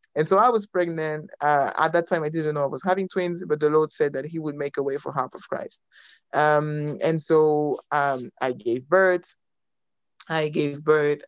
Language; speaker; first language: English; non-native, fluent; French